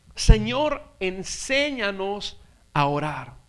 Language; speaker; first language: Spanish; native; Spanish